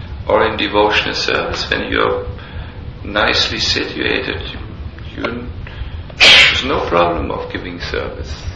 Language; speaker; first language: English; non-native, fluent; German